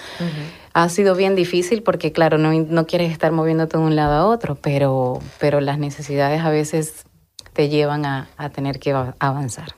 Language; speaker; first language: Spanish; native; Spanish